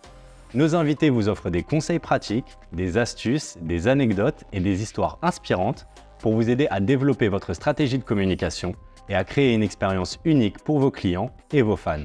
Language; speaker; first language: French; native; French